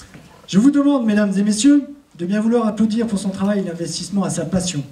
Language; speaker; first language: French; native; French